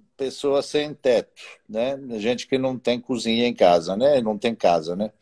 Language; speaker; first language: Portuguese; non-native, fluent; Italian